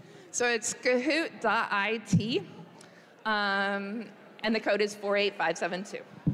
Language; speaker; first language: English; native; English